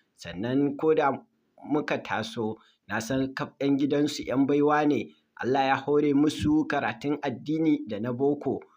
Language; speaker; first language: Hausa; native; Hausa